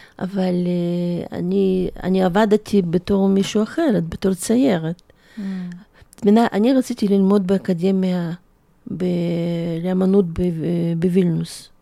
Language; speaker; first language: Hebrew; non-native, fluent; Russian